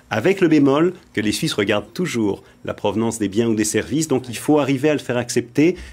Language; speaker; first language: French; native; French